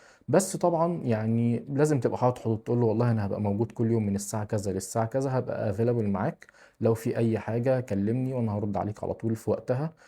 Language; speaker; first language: Arabic; native; Arabic